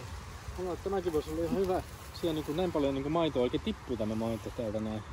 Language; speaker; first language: Finnish; native; Finnish